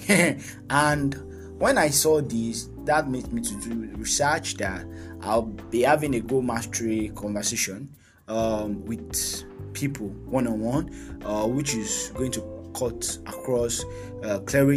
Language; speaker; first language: English; non-native, local second language; Yoruba